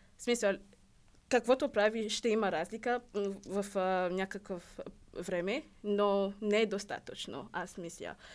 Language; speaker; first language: Bulgarian; non-native, learner; Rundi